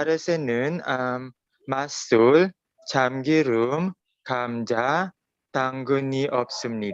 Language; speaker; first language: Korean; non-native, learner; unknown